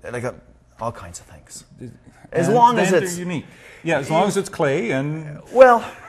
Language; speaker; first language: English; native; English